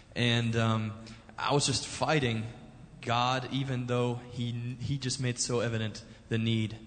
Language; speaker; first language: English; early bilingual, other home language; German